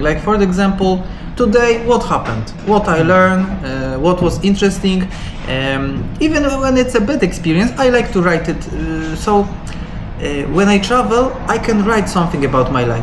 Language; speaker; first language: English; non-native, learner; Polish